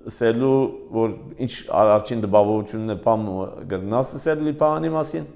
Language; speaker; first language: Armenian; early bilingual, heritage; Armenian